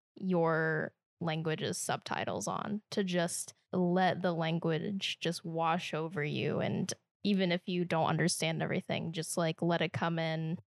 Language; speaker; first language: English; native; English